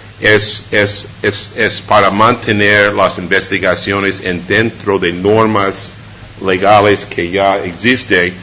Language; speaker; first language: Spanish; non-native, fluent; English